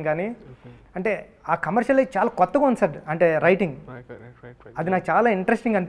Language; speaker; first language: Telugu; native; Telugu